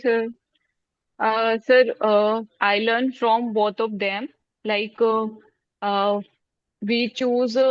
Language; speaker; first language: English; non-native, learner; Hindi